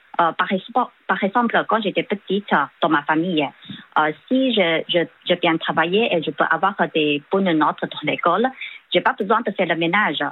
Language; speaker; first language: French; non-native, fluent; Chinese